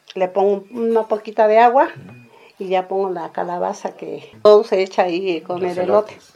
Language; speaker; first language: Spanish; native; Spanish